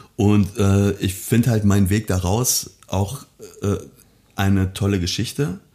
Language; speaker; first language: German; early bilingual, other home language; Persian